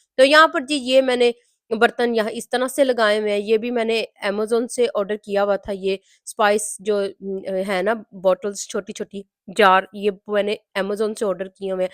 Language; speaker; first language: Urdu; non-native, local second language; Punjabi